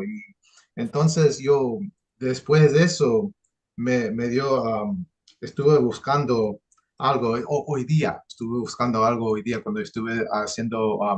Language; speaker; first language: Spanish; early bilingual, heritage; English